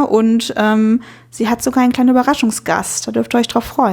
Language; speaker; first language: German; native; German